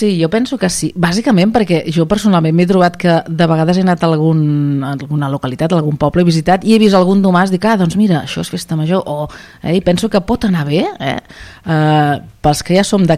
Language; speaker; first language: Catalan; native; Catalan